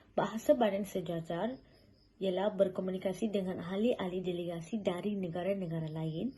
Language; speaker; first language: Malay; non-native, local second language; Tamil